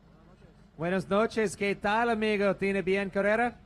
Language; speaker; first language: Spanish; non-native, learner; English